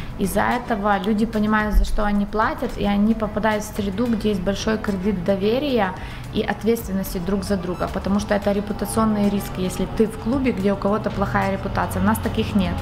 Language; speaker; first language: Russian; non-native, local second language; Ukrainian